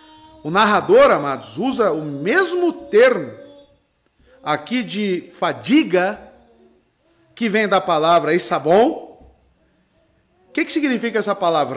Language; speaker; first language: Portuguese; native; Portuguese